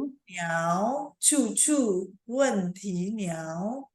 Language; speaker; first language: Chinese; non-native, fluent; Indonesian